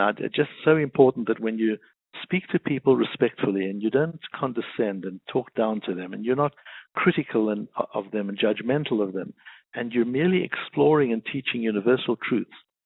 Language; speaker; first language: English; native; English